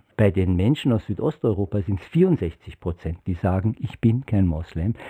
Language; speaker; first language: German; non-native, fluent; Persian